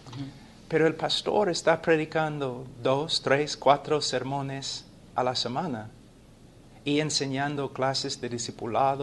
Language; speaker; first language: Spanish; non-native, fluent; English